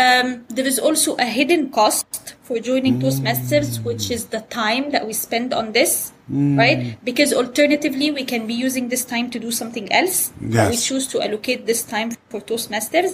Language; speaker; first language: English; non-native, fluent; Arabic